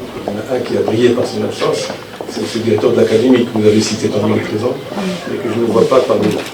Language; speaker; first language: French; non-native, local second language; Arabic